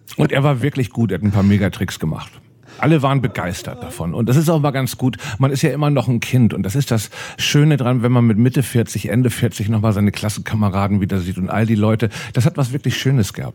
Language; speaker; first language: German; native; German